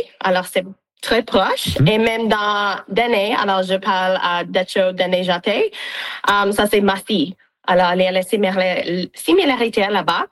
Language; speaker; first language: French; non-native, local second language; English